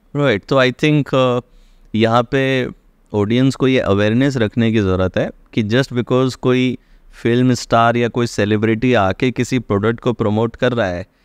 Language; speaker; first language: Hindi; native; Hindi